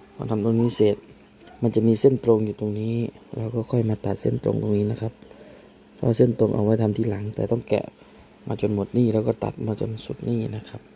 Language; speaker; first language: Thai; native; Thai